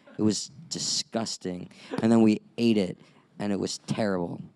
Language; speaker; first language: English; native; English